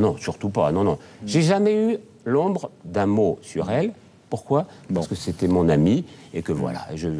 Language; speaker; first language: French; native; French